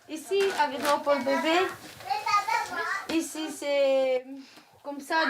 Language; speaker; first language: French; non-native, learner; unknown